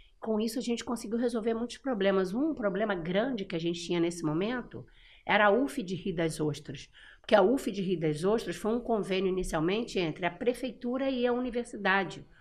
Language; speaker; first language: Portuguese; native; Portuguese